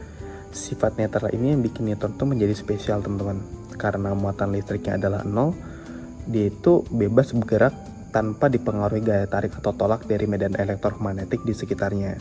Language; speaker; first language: Indonesian; native; Indonesian